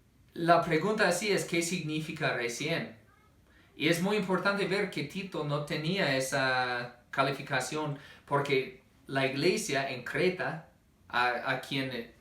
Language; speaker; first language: Spanish; non-native, fluent; English